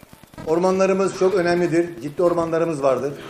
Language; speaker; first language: Turkish; native; Turkish